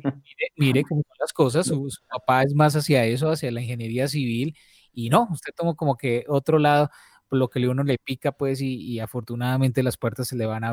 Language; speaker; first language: Spanish; native; Spanish